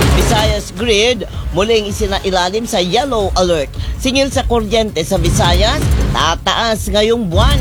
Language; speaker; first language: Filipino; native; Filipino